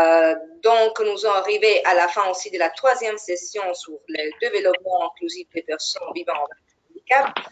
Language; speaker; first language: French; non-native, fluent; Italian